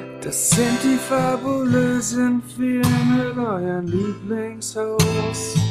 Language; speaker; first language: German; native; German